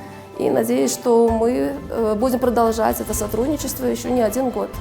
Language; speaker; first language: Russian; non-native, local second language; Kyrgyz